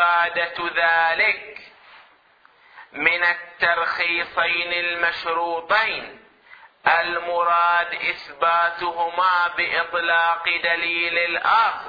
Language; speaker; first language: Arabic; native; Arabic